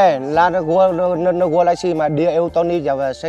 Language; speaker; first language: Portuguese; non-native, learner; Vietnamese